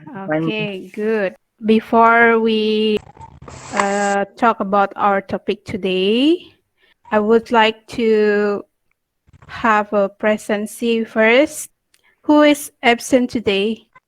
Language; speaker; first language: English; non-native, fluent; Indonesian